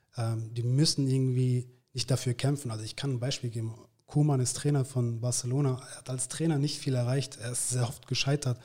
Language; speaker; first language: German; early bilingual, other home language; Turkish